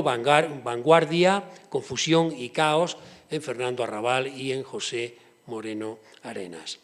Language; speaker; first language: Spanish; native; Spanish